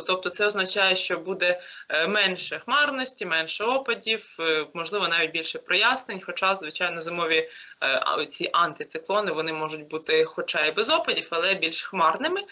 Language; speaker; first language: Ukrainian; native; Ukrainian